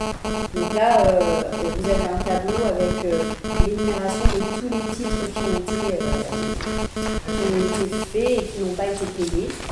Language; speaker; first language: French; native; French